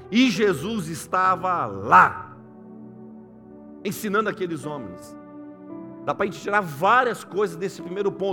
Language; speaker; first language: Portuguese; native; Portuguese